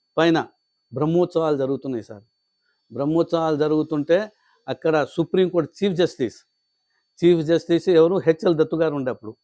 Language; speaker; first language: Telugu; non-native, local second language; Lambadi